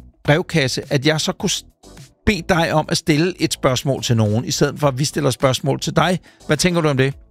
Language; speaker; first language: Danish; native; Danish